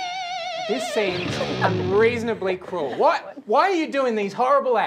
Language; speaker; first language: English; native; English